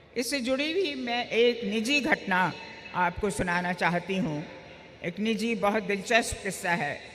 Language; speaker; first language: Hindi; native; Hindi